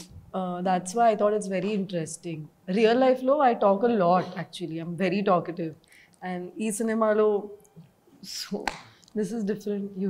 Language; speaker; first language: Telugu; non-native, learner; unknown